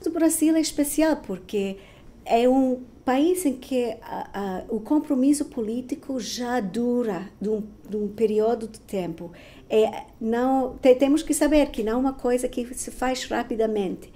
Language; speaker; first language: Portuguese; non-native, fluent; Spanish